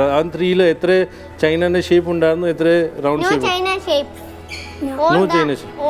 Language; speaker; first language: Malayalam; non-native, fluent; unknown